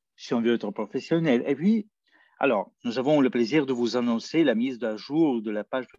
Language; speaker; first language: French; non-native, fluent; Spanish